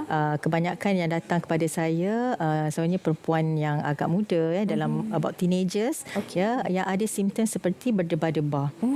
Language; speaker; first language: Malay; native; Malay